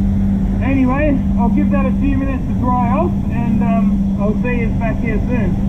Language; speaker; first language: English; native; English